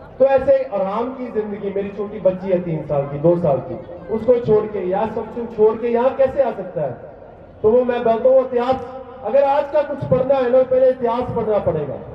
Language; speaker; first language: Hindi; non-native, local second language; Punjabi